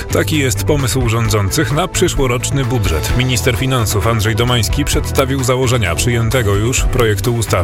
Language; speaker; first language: Polish; native; Polish